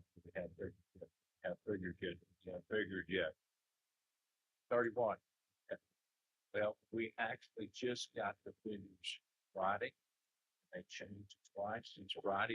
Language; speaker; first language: English; native; English